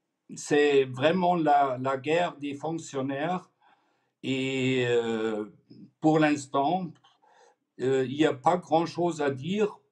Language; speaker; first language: French; non-native, fluent; German